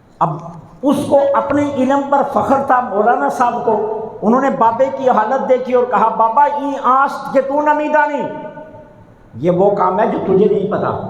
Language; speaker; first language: Urdu; non-native, local second language; Punjabi